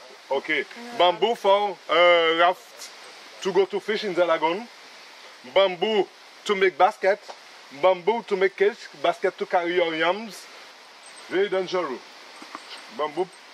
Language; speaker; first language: English; non-native, learner; French